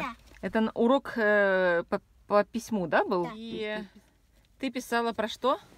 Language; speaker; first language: Russian; native; Russian